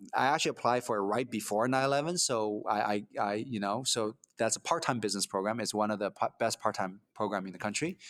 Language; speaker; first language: English; early bilingual, other home language; Chinese